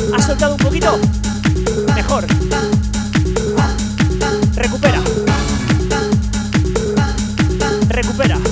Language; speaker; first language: Spanish; native; Spanish